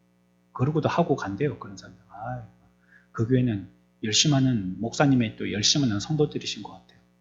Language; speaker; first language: Korean; native; Korean